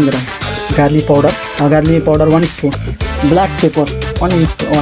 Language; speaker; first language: English; non-native, learner; Nepali